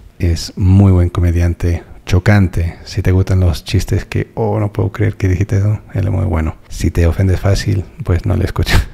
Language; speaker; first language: Spanish; non-native, fluent; English